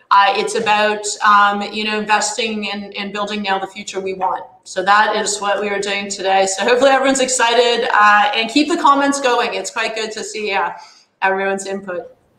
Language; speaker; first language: English; native; English